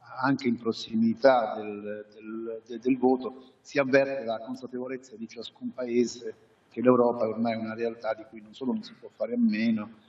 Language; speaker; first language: Italian; native; Italian